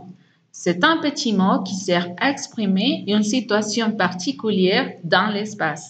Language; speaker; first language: French; non-native, fluent; Spanish